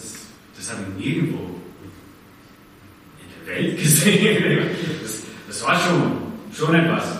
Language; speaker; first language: German; non-native, fluent; English